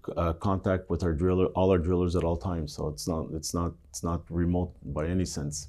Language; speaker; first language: English; native; English